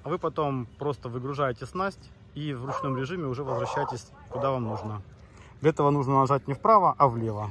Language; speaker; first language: Russian; native; Russian